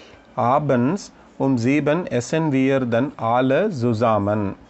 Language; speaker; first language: German; non-native, learner; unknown